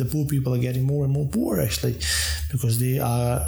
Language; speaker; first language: English; non-native, local second language; Urdu